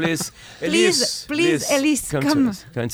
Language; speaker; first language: English; non-native, learner; French